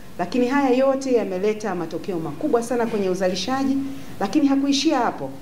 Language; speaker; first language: Swahili; native; Swahili